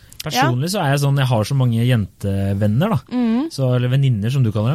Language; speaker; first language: Norwegian; native; Norwegian